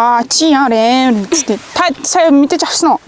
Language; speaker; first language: Mongolian; native; Mongolian